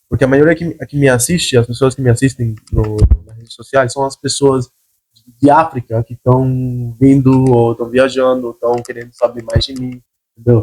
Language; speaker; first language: Portuguese; non-native, fluent; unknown